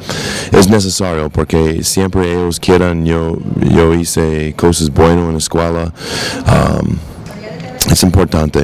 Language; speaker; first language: Spanish; non-native, learner; English